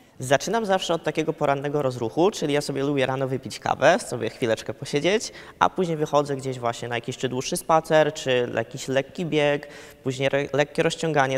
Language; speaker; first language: Polish; early bilingual, heritage; Polish